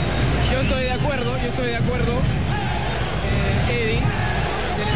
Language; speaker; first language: Spanish; native; Spanish